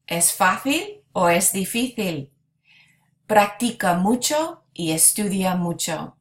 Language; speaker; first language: Spanish; non-native, fluent; English